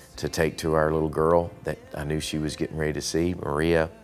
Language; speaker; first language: English; native; English